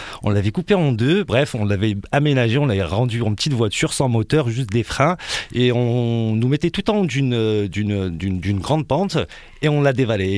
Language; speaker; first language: French; early bilingual, other home language; Arabic